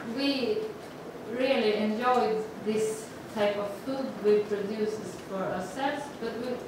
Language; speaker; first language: English; non-native, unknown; Swedish